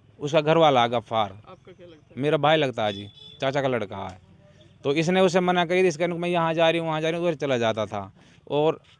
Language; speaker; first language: Hindi; native; Hindi